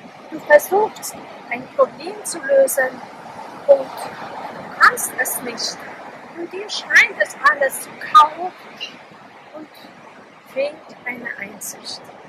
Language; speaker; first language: German; non-native, fluent; Polish